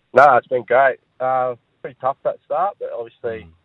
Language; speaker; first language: English; native; English